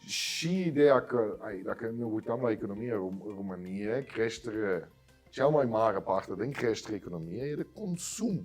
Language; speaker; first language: Romanian; non-native, fluent; Dutch